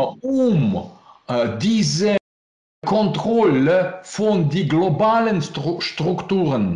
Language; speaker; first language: German; non-native, learner; Russian